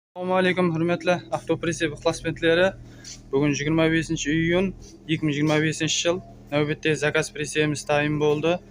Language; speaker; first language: Uzbek; non-native, local second language; Kara-Kalpak